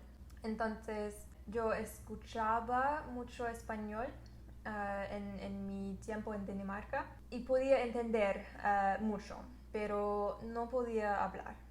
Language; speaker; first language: Spanish; non-native, learner; English